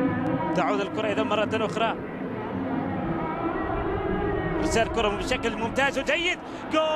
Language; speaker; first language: Arabic; native; Arabic